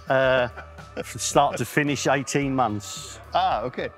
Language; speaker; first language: English; native; English